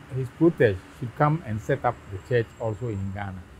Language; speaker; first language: English; non-native, local second language; Akan